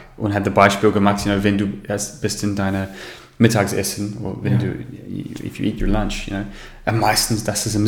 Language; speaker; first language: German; non-native, learner; English